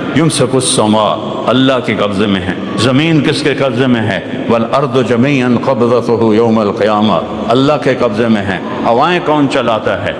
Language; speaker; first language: Urdu; non-native, local second language; Punjabi